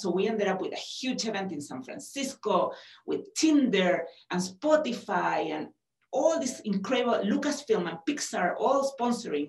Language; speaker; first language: English; non-native, fluent; Spanish